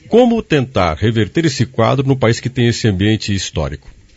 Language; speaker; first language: Portuguese; native; Portuguese